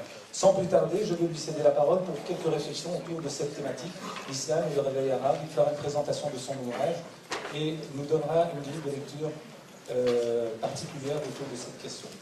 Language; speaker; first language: French; native; French